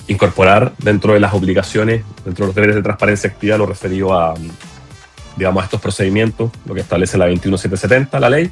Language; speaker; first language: Spanish; native; Spanish